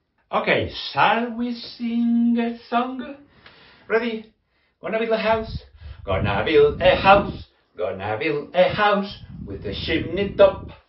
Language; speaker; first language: English; non-native, fluent; Spanish